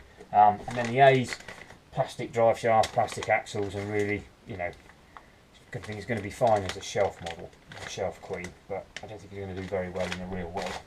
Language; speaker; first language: English; native; English